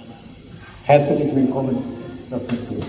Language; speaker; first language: German; non-native, fluent; Malayalam